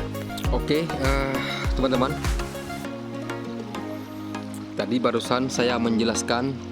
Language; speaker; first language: Indonesian; non-native, local second language; Achinese